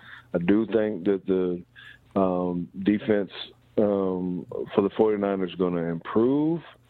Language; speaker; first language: English; native; English